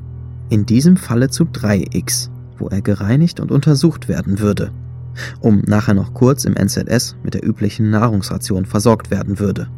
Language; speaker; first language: German; native; German